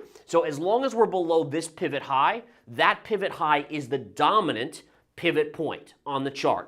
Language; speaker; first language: English; native; English